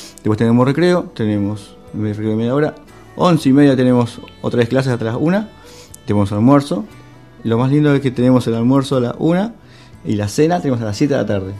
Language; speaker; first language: Spanish; native; Spanish